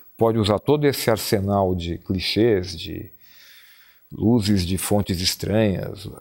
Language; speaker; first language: Portuguese; native; Portuguese